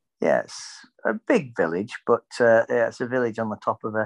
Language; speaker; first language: English; native; English